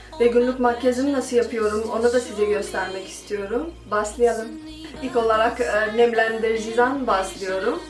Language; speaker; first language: Turkish; non-native, fluent; Nepali